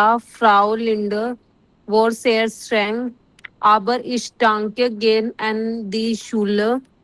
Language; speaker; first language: German; non-native, learner; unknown